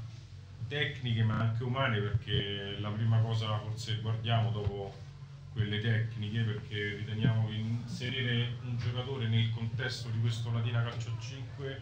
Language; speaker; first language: Italian; native; Italian